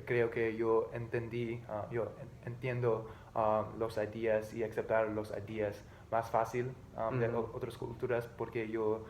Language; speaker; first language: Spanish; non-native, learner; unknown